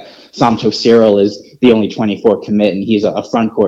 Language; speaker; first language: English; native; English